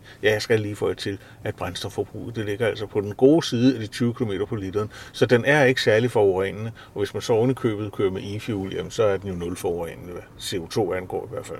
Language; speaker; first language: Danish; native; Danish